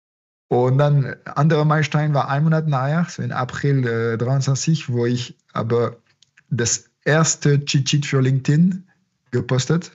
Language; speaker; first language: German; non-native, fluent; French